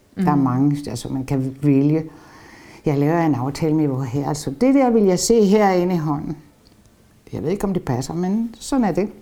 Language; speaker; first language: Danish; non-native, fluent; French